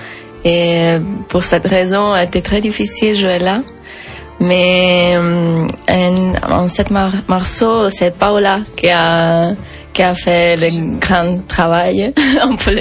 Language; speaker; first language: French; non-native, learner; Italian